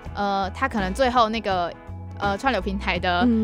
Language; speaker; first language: Chinese; native; Chinese